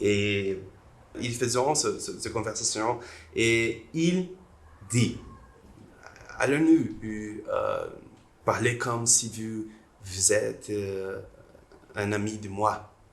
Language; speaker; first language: French; non-native, learner; Portuguese